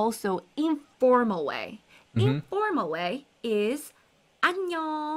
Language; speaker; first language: English; non-native, fluent; Korean